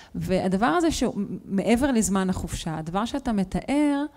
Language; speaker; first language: Hebrew; native; Hebrew